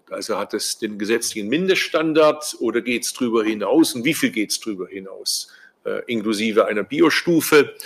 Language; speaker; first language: German; early bilingual, other home language; Turkish